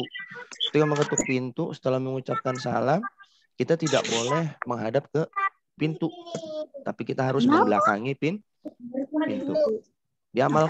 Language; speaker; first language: Indonesian; native; Indonesian